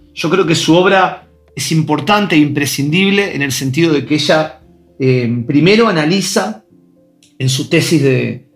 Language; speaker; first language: Spanish; native; Spanish